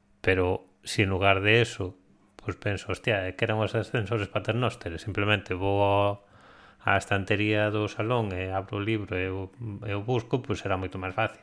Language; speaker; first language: Galician; non-native, local second language; Spanish